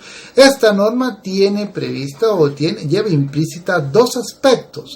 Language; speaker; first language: Spanish; native; Spanish